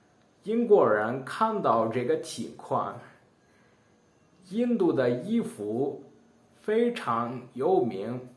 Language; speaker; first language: Chinese; non-native, learner; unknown